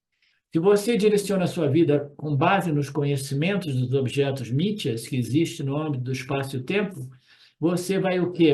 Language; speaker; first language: Portuguese; native; Portuguese